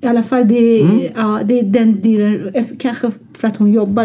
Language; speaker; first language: Swedish; non-native, fluent; Persian